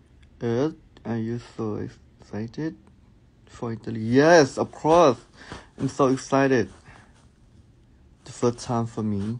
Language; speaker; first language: English; non-native, learner; Thai